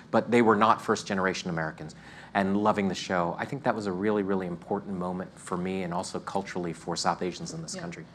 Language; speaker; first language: English; native; English